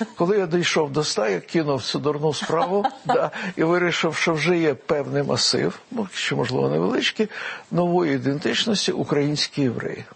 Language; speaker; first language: Ukrainian; non-native, local second language; Russian